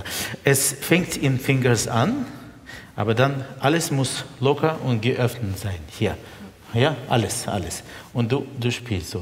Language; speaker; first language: German; non-native, fluent; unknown